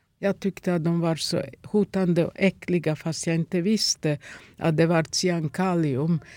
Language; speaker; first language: Swedish; non-native, fluent; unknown